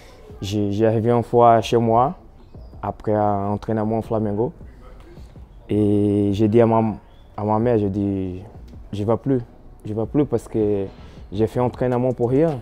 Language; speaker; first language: French; non-native, fluent; Portuguese